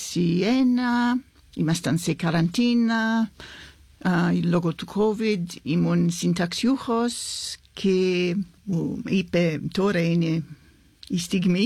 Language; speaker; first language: Greek; non-native, fluent; English